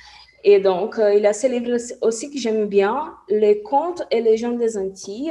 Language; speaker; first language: French; non-native, fluent; Portuguese